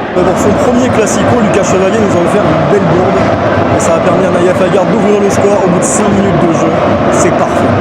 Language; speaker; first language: French; native; French